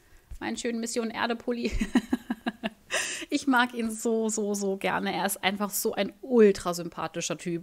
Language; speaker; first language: German; native; German